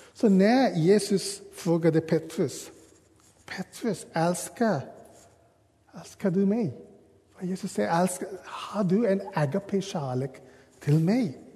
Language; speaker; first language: Swedish; non-native, learner; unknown